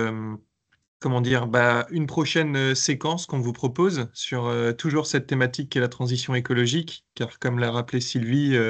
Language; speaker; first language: French; native; French